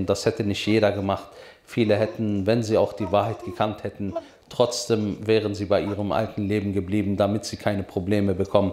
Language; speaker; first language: German; native; German